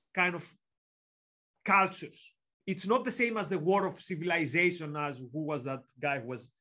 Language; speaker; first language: English; non-native, fluent; Greek